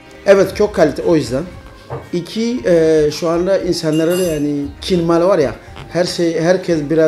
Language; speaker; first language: Turkish; non-native, learner; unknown